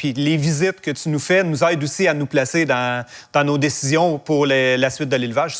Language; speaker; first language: French; native; French